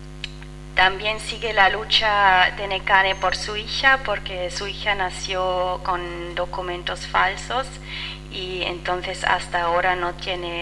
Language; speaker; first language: Spanish; non-native, fluent; French